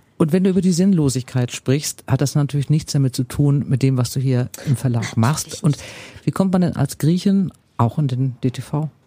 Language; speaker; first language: German; native; German